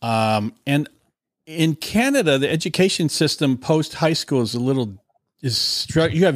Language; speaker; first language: English; native; English